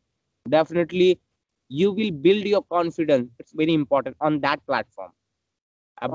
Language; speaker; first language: English; non-native, learner; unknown